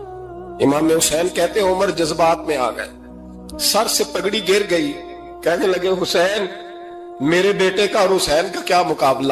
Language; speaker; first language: Urdu; native; Urdu